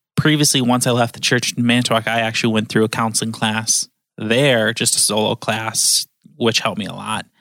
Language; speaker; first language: English; native; English